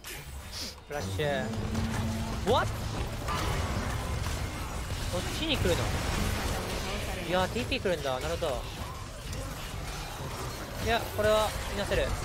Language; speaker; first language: Japanese; native; Japanese